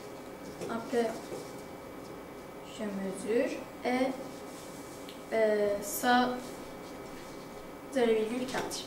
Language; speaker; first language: French; non-native, learner; Turkish